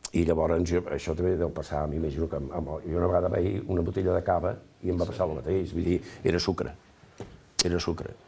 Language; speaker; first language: Catalan; native; Catalan